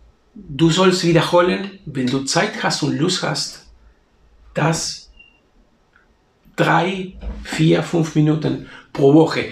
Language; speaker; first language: German; non-native, fluent; Spanish